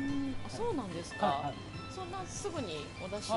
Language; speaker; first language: Japanese; native; Japanese